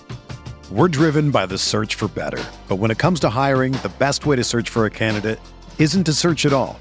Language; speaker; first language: English; native; English